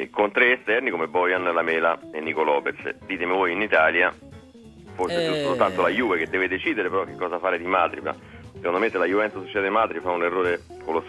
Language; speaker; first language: Italian; native; Italian